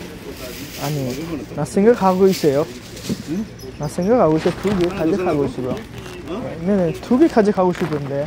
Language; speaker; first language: Korean; non-native, learner; Nepali